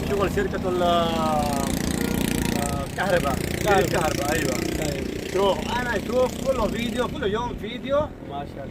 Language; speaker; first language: Arabic; non-native, learner; Saraiki